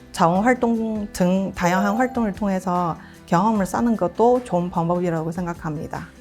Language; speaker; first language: Korean; non-native, fluent; Chinese